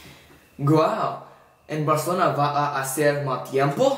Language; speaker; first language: Spanish; non-native, learner; English